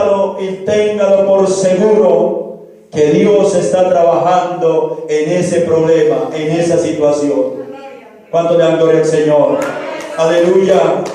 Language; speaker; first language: Spanish; native; Spanish